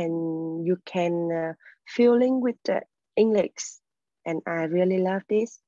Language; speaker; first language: English; non-native, learner; Vietnamese